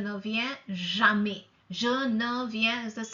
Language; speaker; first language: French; non-native, fluent; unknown